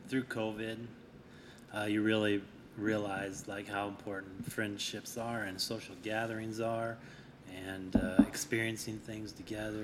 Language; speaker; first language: English; native; English